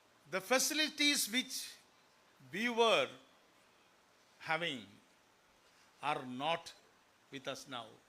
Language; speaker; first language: English; non-native, local second language; Malayalam